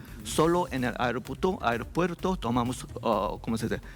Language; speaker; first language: Spanish; non-native, learner; Korean